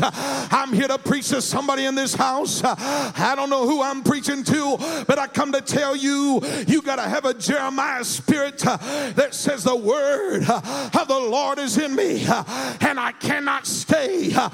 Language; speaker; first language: English; native; English